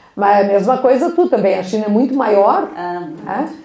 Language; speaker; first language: Portuguese; native; Portuguese